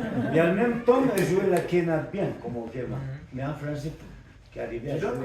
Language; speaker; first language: French; non-native, fluent; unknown